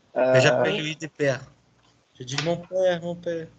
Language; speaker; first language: French; non-native, learner; Portuguese